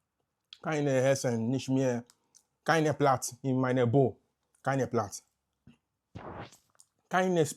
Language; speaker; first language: German; non-native, learner; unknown